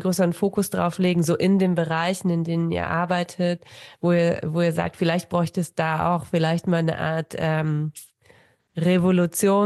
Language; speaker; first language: German; native; German